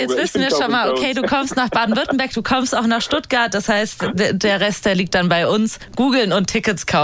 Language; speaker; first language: German; native; German